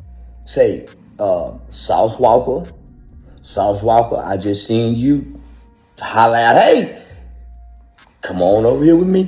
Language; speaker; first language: English; native; English